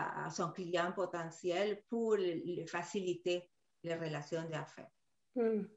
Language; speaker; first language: French; non-native, fluent; Spanish